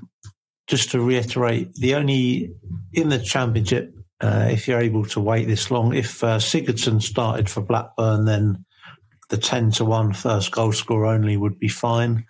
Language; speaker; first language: English; native; English